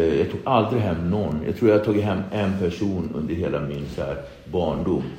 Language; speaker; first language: Swedish; early bilingual, other home language; Kabuverdianu